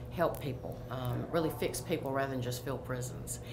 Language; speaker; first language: English; native; English